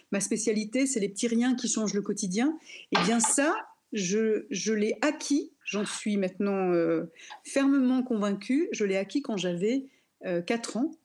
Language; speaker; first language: French; native; French